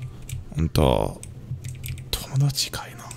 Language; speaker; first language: Japanese; non-native, learner; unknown